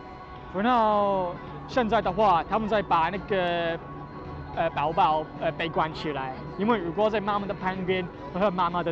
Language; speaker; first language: Chinese; non-native, learner; English